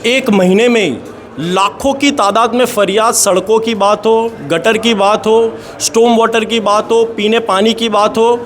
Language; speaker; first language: Hindi; non-native, local second language; Gujarati